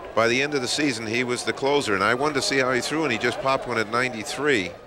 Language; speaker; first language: English; native; English